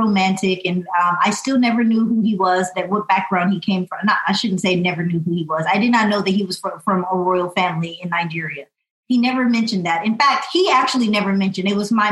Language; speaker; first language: English; native; English